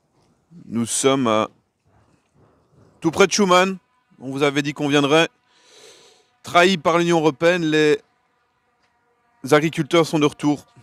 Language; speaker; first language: French; native; French